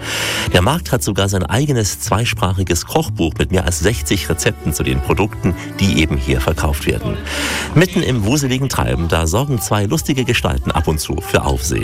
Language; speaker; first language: German; native; German